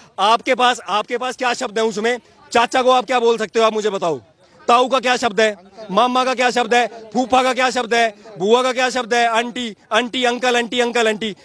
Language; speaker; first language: Hindi; native; Hindi